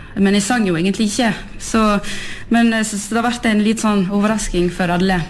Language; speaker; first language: Norwegian; early bilingual, heritage; French